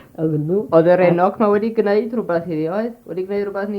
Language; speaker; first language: Welsh; native; Welsh